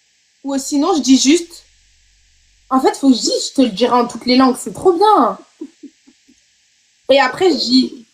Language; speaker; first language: French; native; French